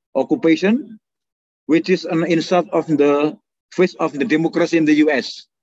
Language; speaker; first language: English; non-native, fluent; Indonesian